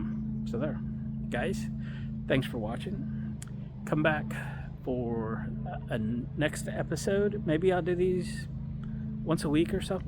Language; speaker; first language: English; native; English